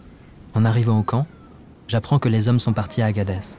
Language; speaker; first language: French; native; French